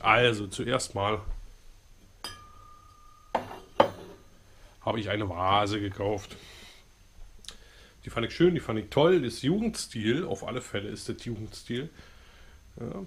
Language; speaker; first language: German; native; German